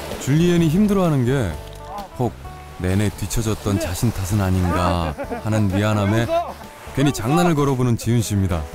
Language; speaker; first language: Korean; native; Korean